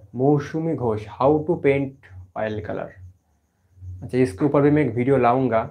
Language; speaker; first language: Hindi; non-native, local second language; Bangla